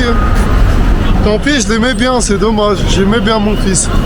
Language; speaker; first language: French; native; French